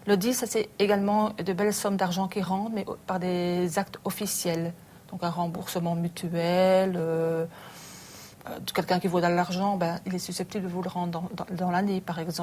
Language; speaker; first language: French; native; French